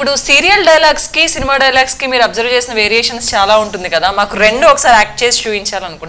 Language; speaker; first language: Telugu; native; Telugu